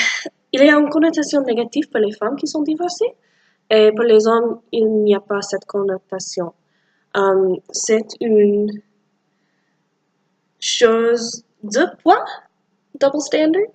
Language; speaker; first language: French; non-native, learner; English